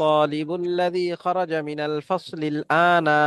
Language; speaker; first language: Arabic; non-native, fluent; Bangla